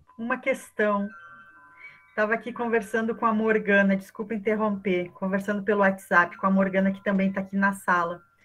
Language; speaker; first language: Portuguese; native; Portuguese